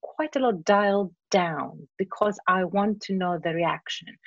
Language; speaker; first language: English; non-native, fluent; Greek